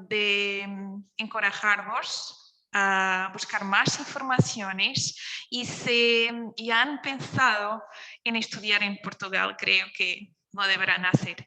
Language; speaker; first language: Spanish; non-native, fluent; Portuguese